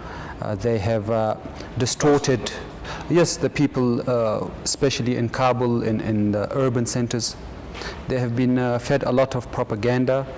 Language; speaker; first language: English; non-native, fluent; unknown